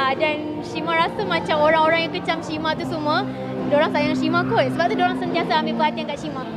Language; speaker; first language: Malay; native; Malay